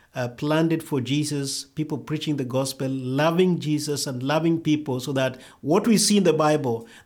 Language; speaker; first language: English; non-native, local second language; Luo (Kenya and Tanzania)